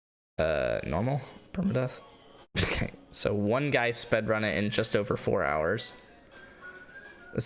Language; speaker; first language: English; native; English